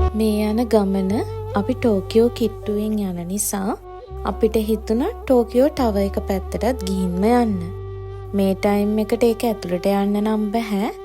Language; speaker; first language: Sinhala; native; Sinhala